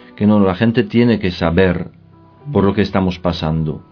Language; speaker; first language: Spanish; non-native, fluent; Polish